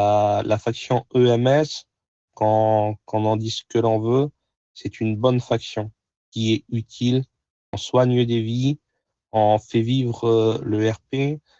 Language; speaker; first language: French; native; French